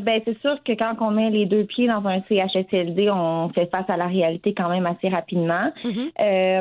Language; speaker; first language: French; native; French